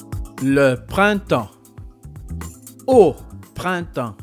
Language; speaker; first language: French; non-native, fluent; English